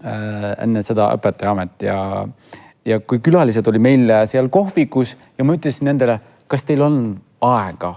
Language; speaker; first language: Estonian; non-native, fluent; Kurdish